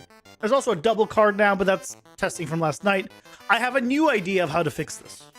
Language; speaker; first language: English; native; English